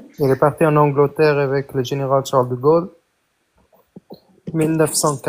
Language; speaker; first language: French; non-native, learner; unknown